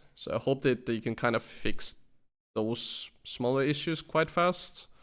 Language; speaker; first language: English; non-native, fluent; Danish